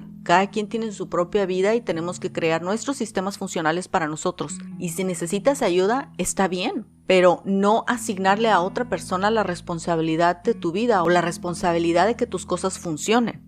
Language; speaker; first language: Spanish; native; Spanish